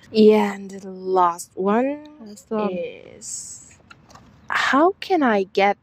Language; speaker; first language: English; non-native, fluent; Korean